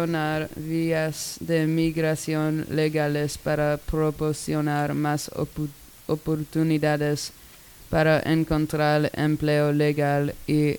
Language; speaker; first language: Spanish; non-native, learner; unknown